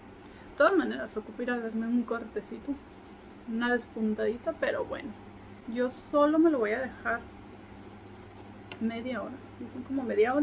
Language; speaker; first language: Spanish; native; Spanish